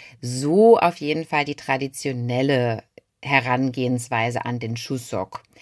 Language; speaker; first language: German; native; German